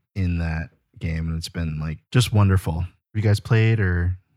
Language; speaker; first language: English; native; English